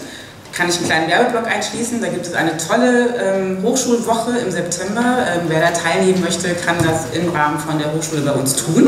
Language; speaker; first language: German; native; German